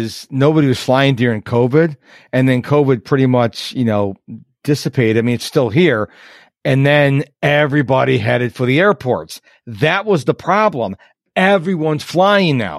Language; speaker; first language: English; native; English